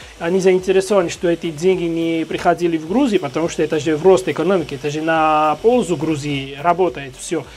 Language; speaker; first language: Russian; non-native, fluent; Georgian